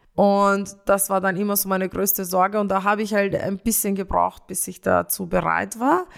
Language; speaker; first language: German; early bilingual, other home language; Romanian